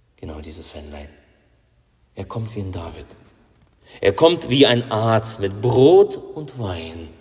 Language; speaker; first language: German; non-native, fluent; Russian